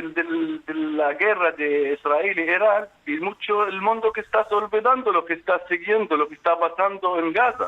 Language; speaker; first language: Spanish; non-native, fluent; Arabic